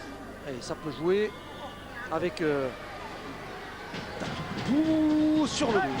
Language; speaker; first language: French; native; French